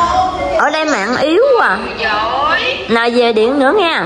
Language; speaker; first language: Vietnamese; native; Vietnamese